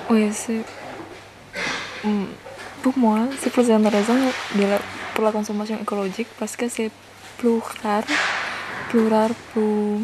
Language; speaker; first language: French; non-native, learner; Indonesian